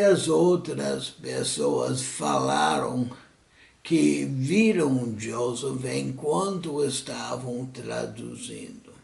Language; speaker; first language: Portuguese; non-native, fluent; English